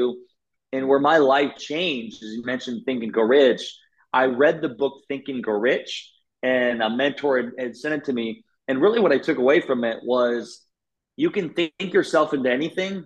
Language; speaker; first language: English; native; English